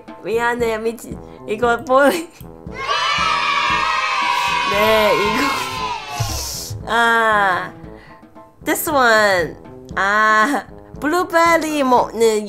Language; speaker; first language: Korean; non-native, learner; Cantonese